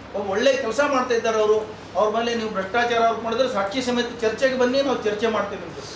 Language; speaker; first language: Kannada; native; Kannada